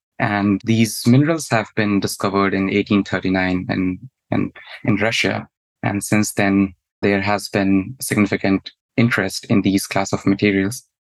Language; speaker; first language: English; non-native, local second language; Hindi